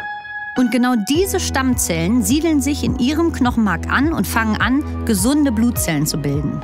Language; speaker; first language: German; native; German